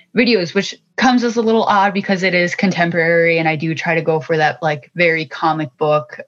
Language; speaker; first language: English; native; English